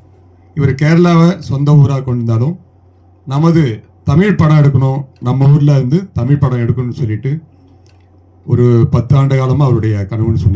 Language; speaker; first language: Tamil; native; Tamil